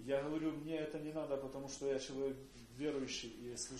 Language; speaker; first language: Polish; non-native, learner; Russian